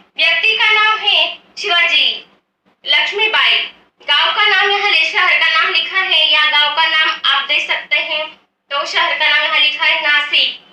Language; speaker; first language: Hindi; non-native, local second language; Marathi